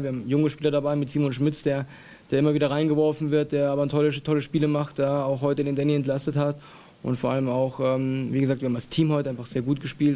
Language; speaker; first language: German; native; German